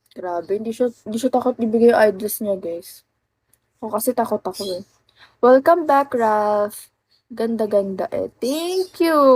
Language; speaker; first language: Filipino; native; Filipino